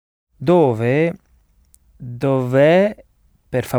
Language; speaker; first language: Italian; non-native, learner; French